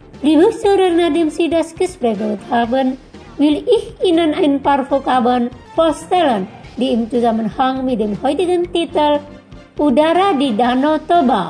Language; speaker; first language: German; non-native, fluent; Indonesian